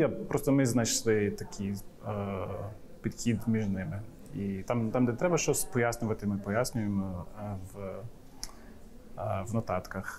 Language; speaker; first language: Ukrainian; non-native, fluent; English